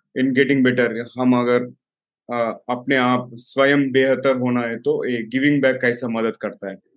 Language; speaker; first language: Hindi; native; Hindi